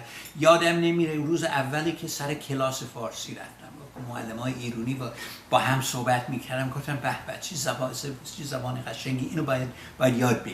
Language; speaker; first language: Persian; non-native, fluent; English